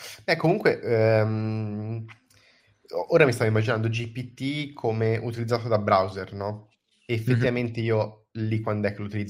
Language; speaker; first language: Italian; native; Italian